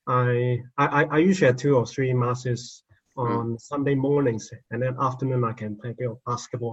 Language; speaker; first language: English; non-native, local second language; Cantonese